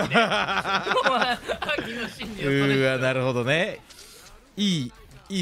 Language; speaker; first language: Japanese; native; Japanese